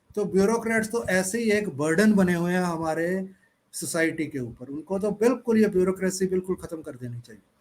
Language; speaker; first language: Hindi; native; Hindi